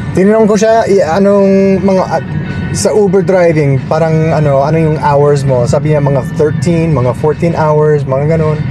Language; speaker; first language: Filipino; non-native, fluent; English